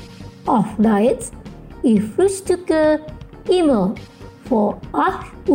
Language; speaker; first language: German; non-native, local second language; Indonesian